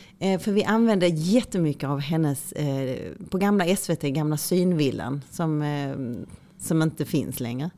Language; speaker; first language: Swedish; native; Swedish